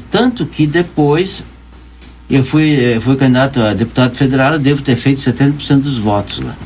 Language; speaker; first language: Portuguese; native; Portuguese